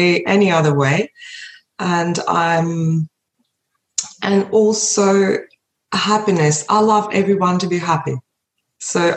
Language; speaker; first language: English; early bilingual, other home language; Russian